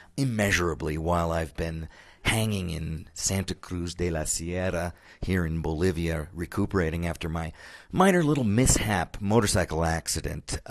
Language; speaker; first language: English; native; English